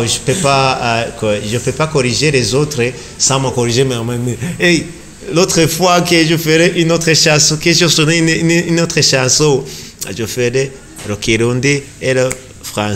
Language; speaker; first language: French; non-native, learner; Rundi